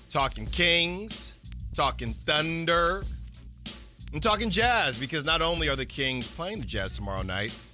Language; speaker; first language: English; native; English